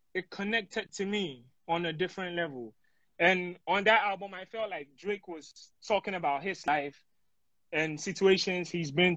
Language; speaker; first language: English; non-native, local second language; Akan